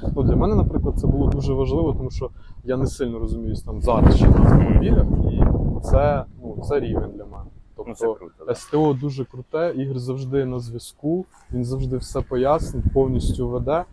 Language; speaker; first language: Ukrainian; native; Ukrainian